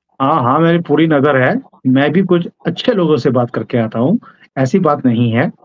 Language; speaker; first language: Hindi; native; Hindi